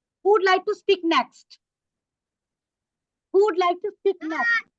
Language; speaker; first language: English; non-native, fluent; Bangla